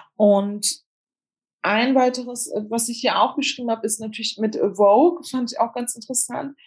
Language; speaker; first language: German; early bilingual, other home language; Turkish